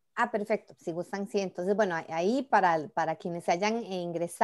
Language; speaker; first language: Spanish; native; Spanish